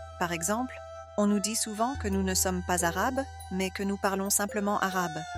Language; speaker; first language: French; non-native, fluent; Arabic